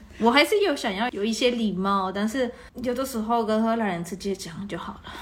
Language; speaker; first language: Chinese; non-native, fluent; Spanish